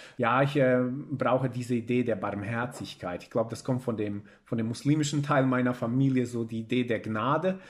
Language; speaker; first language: German; early bilingual, other home language; Bosnian